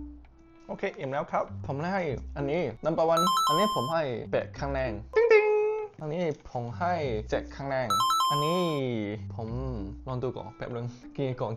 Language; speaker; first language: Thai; non-native, learner; Cantonese